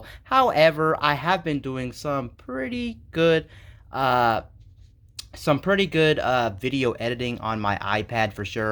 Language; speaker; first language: English; native; English